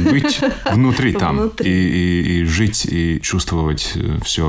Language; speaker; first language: Russian; non-native, local second language; Latvian